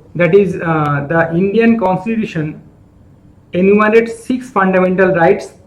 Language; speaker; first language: English; non-native, local second language; Bangla